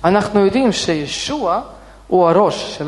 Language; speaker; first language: Hebrew; non-native, fluent; Russian